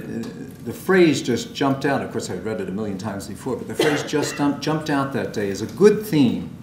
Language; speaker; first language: English; native; English